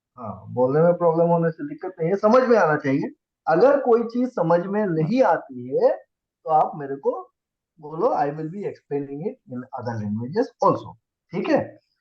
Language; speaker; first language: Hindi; non-native, local second language; Assamese